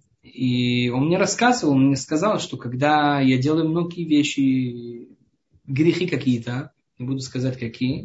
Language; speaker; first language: Russian; early bilingual, heritage; Hebrew